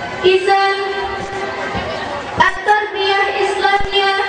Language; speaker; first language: Arabic; non-native, learner; Indonesian